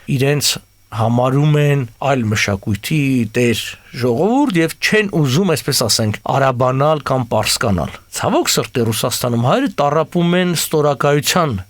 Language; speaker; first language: Armenian; native; Armenian